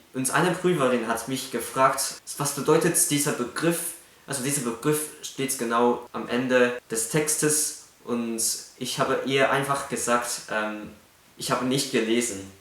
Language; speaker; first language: German; non-native, fluent; Cantonese